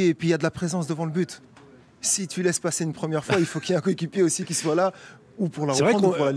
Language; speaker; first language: French; native; French